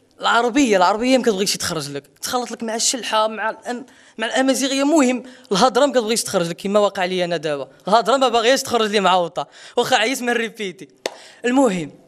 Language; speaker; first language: Arabic; non-native, local second language; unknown